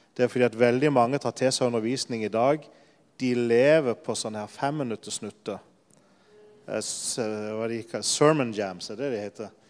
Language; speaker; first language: Norwegian; native; Norwegian